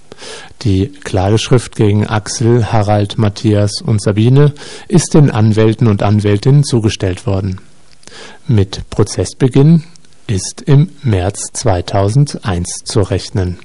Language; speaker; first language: German; native; German